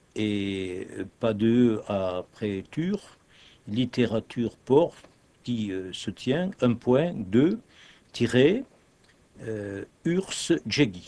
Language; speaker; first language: French; native; French